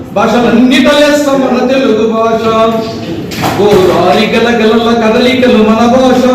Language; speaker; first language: Telugu; native; Telugu